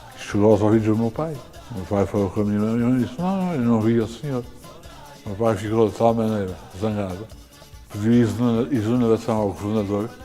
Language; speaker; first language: Portuguese; native; Portuguese